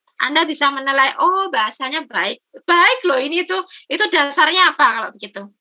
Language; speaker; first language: Indonesian; non-native, local second language; Javanese